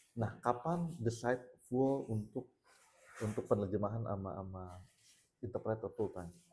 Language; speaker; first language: Indonesian; native; Indonesian